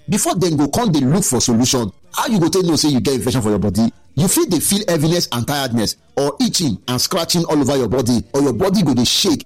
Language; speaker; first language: Nigerian Pidgin; non-native, local second language; Yoruba